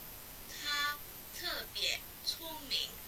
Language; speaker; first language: Chinese; non-native, learner; Indonesian